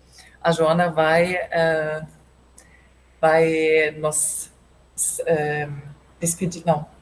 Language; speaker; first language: Portuguese; non-native, fluent; German